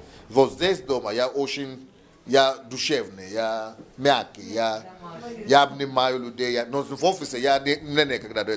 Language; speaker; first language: Russian; non-native, learner; Yoruba